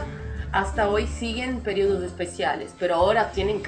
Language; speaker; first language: Spanish; non-native, fluent; Portuguese